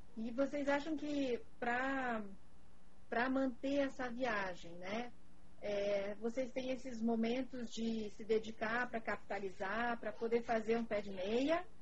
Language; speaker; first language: Portuguese; native; Portuguese